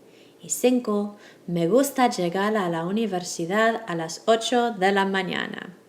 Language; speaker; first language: Spanish; non-native, fluent; English